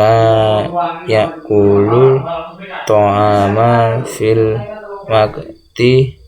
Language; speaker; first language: Arabic; non-native, learner; Indonesian